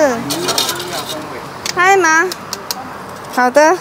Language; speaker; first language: Chinese; non-native, fluent; Indonesian